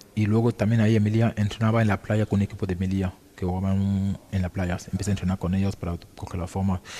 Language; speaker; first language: Spanish; non-native, fluent; French